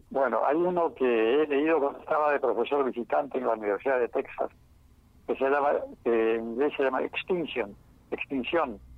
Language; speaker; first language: Spanish; non-native, local second language; Quechua